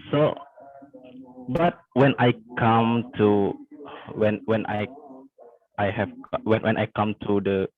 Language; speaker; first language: English; non-native, learner; Indonesian